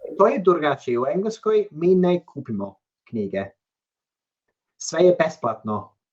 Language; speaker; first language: Serbian; non-native, learner; English